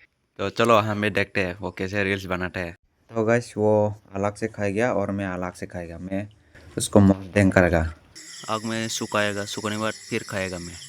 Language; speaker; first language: Hindi; non-native, local second language; Kok Borok